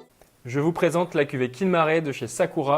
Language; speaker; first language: French; native; French